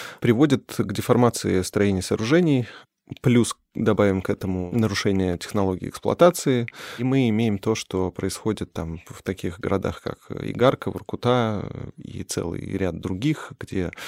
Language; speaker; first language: Russian; native; Russian